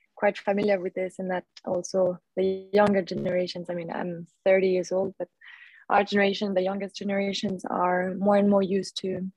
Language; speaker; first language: English; non-native, fluent; French